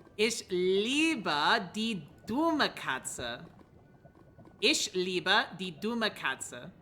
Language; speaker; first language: German; non-native, learner; English